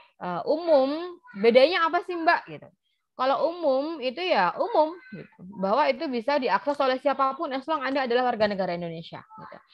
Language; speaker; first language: Indonesian; native; Indonesian